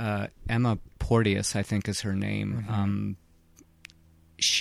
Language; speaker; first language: English; native; English